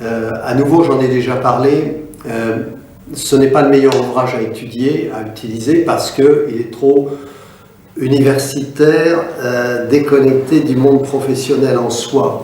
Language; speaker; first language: French; native; French